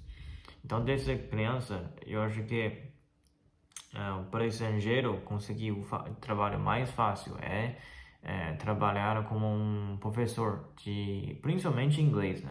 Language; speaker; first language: Portuguese; non-native, fluent; Chinese